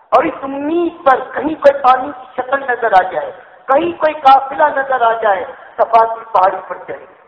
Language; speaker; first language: Urdu; native; Urdu